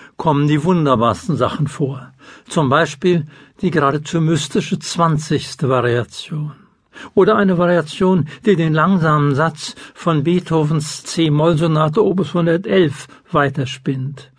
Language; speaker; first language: German; native; German